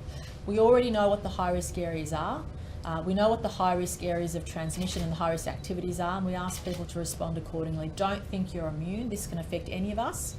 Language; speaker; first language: English; native; English